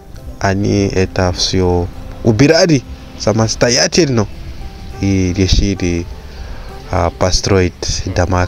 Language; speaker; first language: Russian; non-native, fluent; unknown